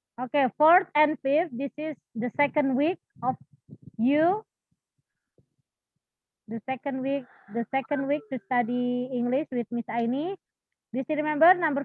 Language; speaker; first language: English; non-native, fluent; Indonesian